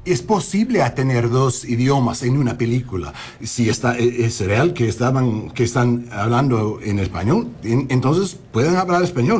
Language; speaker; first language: Spanish; non-native, learner; English